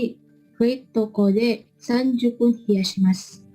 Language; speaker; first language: Japanese; non-native, learner; Indonesian